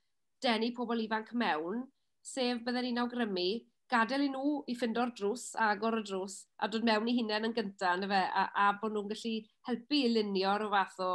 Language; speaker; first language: Welsh; native; Welsh